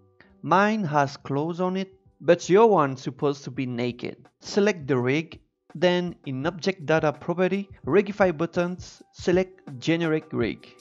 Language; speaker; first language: English; non-native, fluent; French